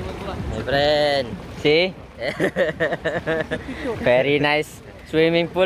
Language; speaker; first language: English; non-native, learner; Indonesian